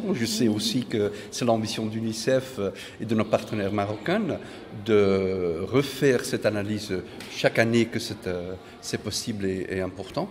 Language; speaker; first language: French; non-native, fluent; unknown